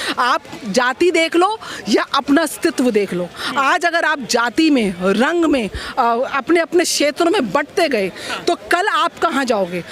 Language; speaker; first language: Hindi; native; Hindi